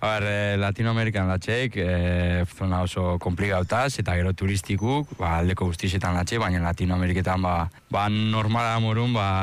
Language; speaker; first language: Basque; native; Basque